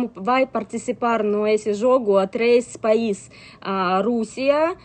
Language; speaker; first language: Portuguese; non-native, learner; Russian